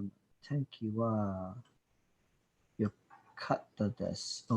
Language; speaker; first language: Japanese; non-native, learner; English